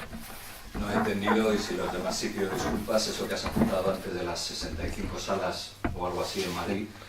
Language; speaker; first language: Spanish; native; Spanish